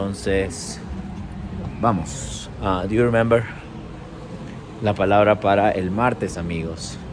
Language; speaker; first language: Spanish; early bilingual, heritage; Spanish